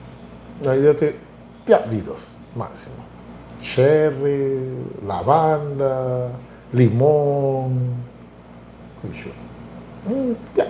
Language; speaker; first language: Russian; non-native, fluent; Spanish